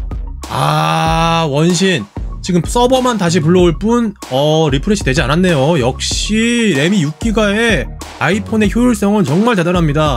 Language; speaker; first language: Korean; native; Korean